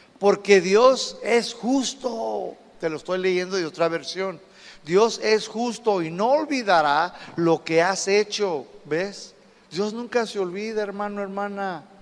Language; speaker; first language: Spanish; early bilingual, heritage; Spanish